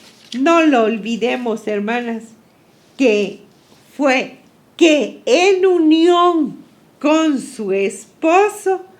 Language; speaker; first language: Spanish; native; Spanish